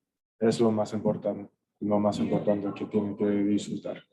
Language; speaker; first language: Spanish; early bilingual, heritage; English